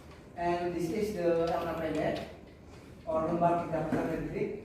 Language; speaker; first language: English; non-native, learner; Indonesian